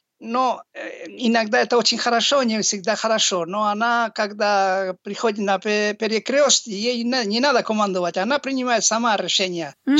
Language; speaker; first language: Russian; non-native, learner; Basque